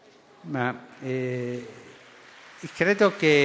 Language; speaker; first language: Italian; non-native, fluent; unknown